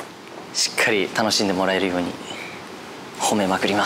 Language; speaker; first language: Japanese; native; Japanese